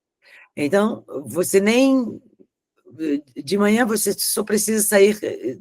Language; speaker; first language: Portuguese; non-native, fluent; French